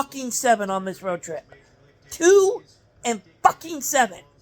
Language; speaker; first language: English; native; English